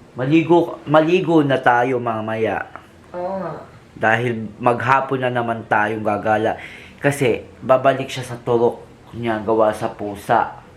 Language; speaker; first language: Filipino; native; Filipino